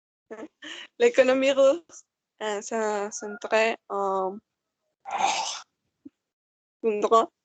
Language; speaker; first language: French; non-native, learner; Spanish